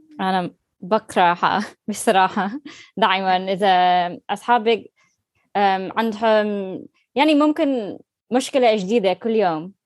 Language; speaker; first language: Arabic; non-native, learner; English